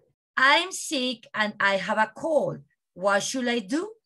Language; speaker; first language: English; non-native, learner; Spanish